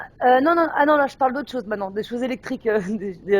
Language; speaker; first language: French; native; French